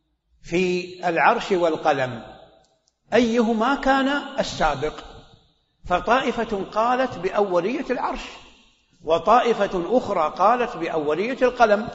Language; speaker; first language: Arabic; native; Arabic